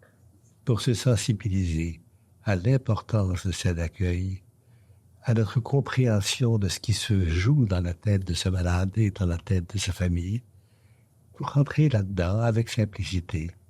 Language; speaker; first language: French; native; French